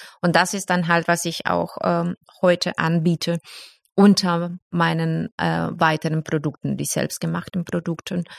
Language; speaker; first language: German; non-native, fluent; Spanish